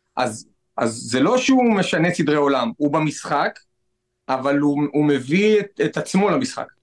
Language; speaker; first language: Hebrew; native; Hebrew